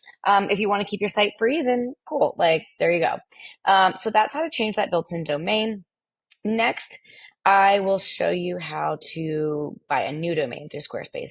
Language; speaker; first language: English; native; English